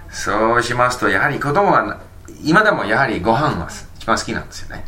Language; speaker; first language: Japanese; native; Japanese